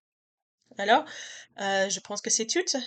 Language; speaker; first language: French; non-native, learner; English